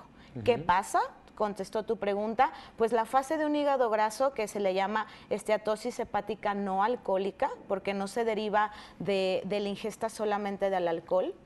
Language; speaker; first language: Spanish; native; Spanish